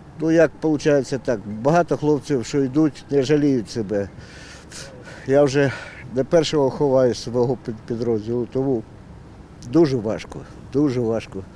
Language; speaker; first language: Ukrainian; native; Ukrainian